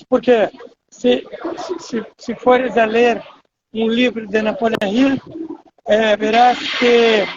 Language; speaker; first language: Spanish; non-native, fluent; Portuguese